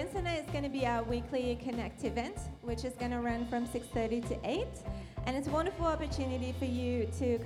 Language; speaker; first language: English; non-native, fluent; French